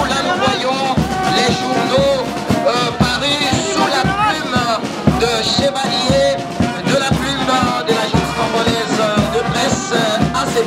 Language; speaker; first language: French; non-native, local second language; Lingala